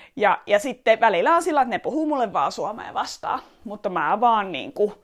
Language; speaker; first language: Finnish; early bilingual, other home language; Estonian